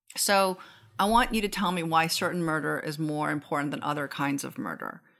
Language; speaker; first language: English; non-native, fluent; Korean